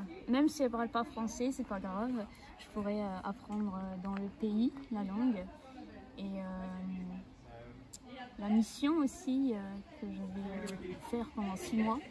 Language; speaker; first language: French; non-native, learner; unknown